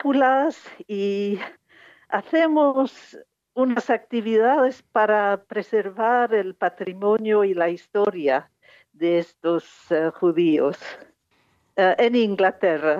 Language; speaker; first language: Spanish; non-native, fluent; English